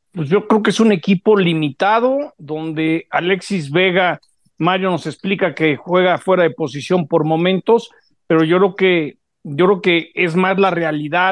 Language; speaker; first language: Spanish; native; Spanish